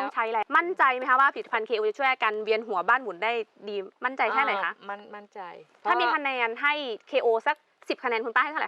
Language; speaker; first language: Thai; native; Thai